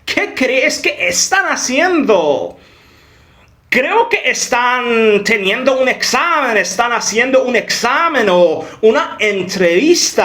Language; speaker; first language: Spanish; non-native, fluent; Persian